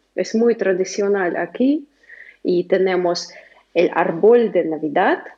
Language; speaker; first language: Spanish; non-native, learner; Russian